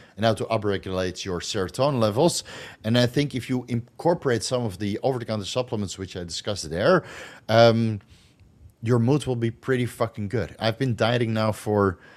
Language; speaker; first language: English; non-native, fluent; Dutch